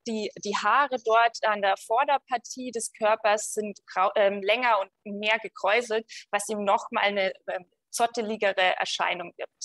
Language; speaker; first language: German; native; German